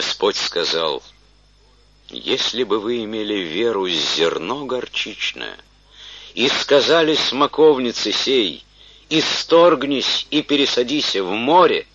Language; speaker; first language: Russian; native; Russian